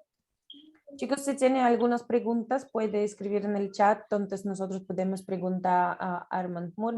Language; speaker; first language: Spanish; non-native, learner; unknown